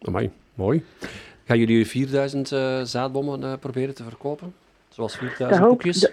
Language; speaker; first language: Dutch; native; Dutch